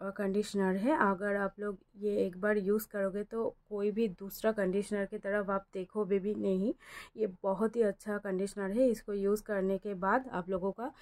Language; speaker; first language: Hindi; non-native, local second language; Bangla